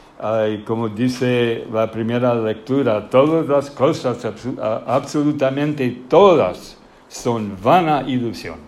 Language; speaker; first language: Spanish; non-native, fluent; English